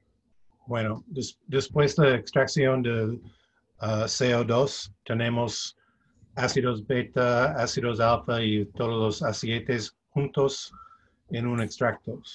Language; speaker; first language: Spanish; non-native, fluent; English